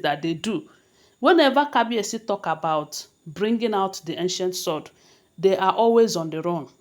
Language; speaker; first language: English; non-native, local second language; Yoruba